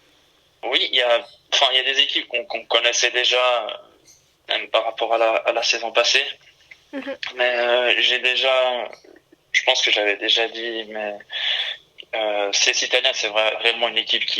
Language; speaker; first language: French; early bilingual, other home language; Portuguese